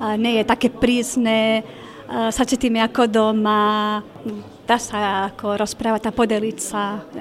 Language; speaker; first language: Slovak; non-native, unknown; Spanish